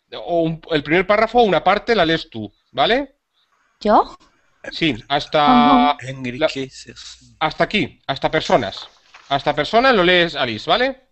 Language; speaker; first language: Spanish; native; Spanish